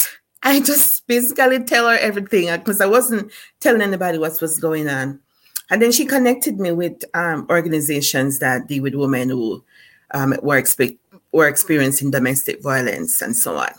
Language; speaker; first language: English; non-native, local second language; Jamaican Creole English